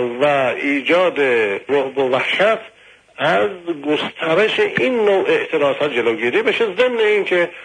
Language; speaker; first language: Persian; native; Persian